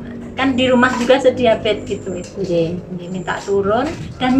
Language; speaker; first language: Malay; non-native, local second language; Javanese